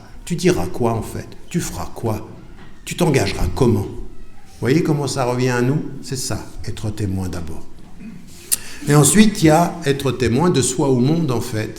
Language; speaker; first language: French; native; French